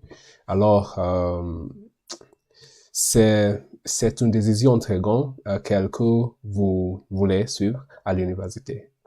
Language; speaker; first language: French; non-native, learner; English